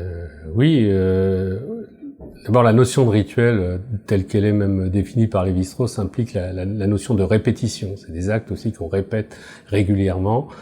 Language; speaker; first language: French; native; French